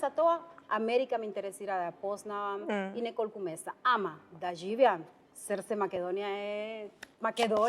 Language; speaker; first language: Macedonian; non-native, fluent; Spanish